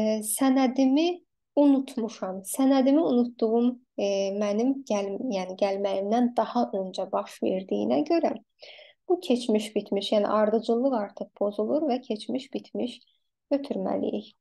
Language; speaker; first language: Azerbaijani; native; Azerbaijani